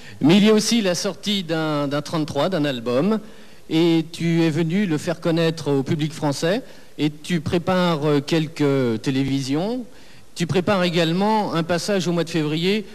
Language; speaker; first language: French; native; French